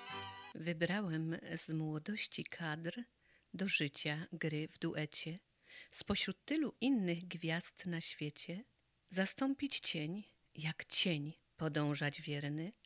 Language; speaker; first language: Polish; native; Polish